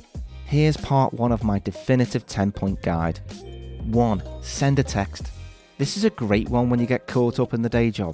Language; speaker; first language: English; native; English